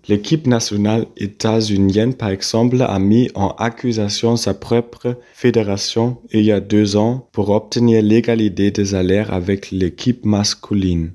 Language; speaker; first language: French; non-native, fluent; German